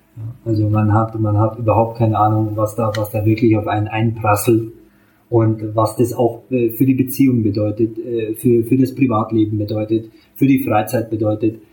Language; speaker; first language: German; early bilingual, other home language; Hungarian